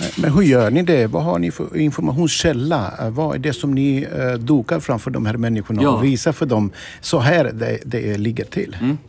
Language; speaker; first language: Swedish; non-native, fluent; Romany